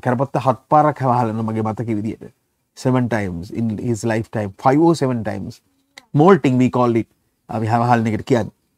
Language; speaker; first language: English; non-native, local second language; Sinhala